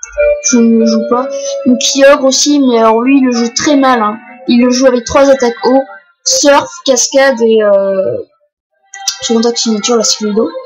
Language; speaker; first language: French; native; French